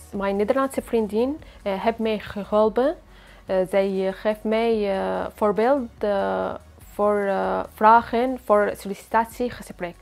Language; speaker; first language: Dutch; non-native, learner; Arabic